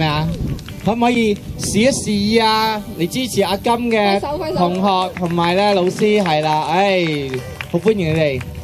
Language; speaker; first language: Cantonese; native; Cantonese